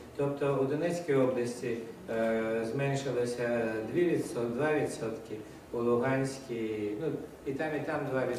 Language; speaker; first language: Ukrainian; non-native, local second language; Russian